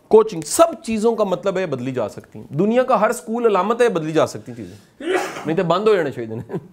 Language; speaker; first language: Urdu; non-native, local second language; Punjabi